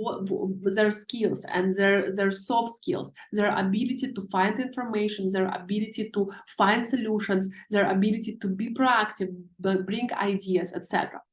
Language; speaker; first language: English; non-native, fluent; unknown